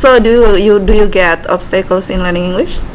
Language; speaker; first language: English; non-native, learner; Indonesian